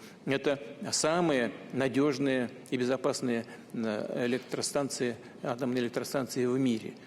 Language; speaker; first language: Russian; native; Russian